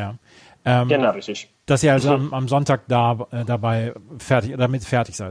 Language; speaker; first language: German; native; German